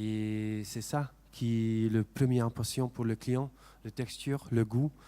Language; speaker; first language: French; non-native, fluent; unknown